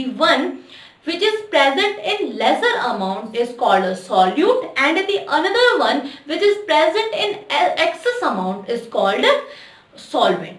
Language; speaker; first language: English; non-native, local second language; Hindi